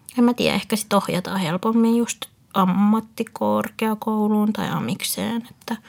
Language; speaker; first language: Finnish; early bilingual, other home language; Vietnamese